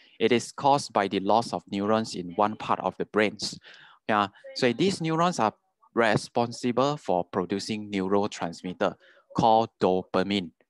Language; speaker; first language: English; non-native, local second language; Chinese